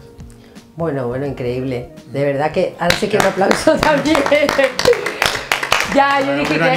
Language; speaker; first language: Spanish; native; Spanish